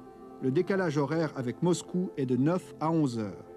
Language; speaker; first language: French; native; French